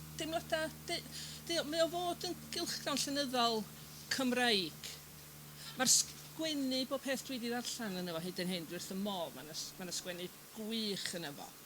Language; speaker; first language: Welsh; native; Welsh